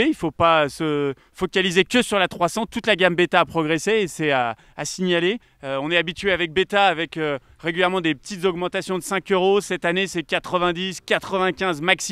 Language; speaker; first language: French; native; French